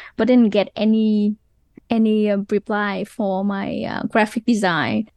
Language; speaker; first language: English; non-native, fluent; Vietnamese